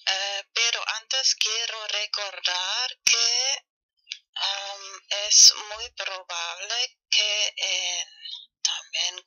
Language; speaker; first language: Spanish; non-native, fluent; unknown